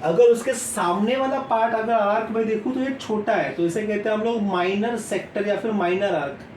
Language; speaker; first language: Hindi; non-native, local second language; Marathi